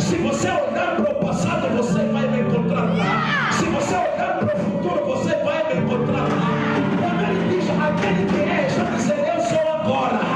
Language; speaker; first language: Portuguese; non-native, local second language; Tsonga